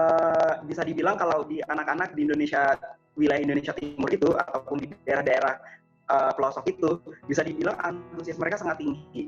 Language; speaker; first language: Indonesian; non-native, local second language; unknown